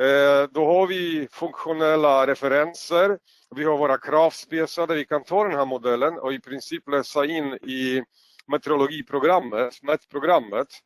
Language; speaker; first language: Swedish; non-native, fluent; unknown